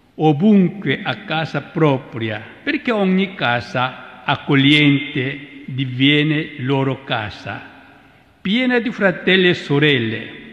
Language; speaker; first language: Italian; non-native, fluent; Korean